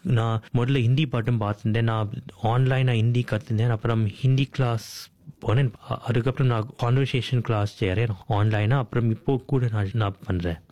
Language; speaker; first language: Tamil; early bilingual, heritage; Tamil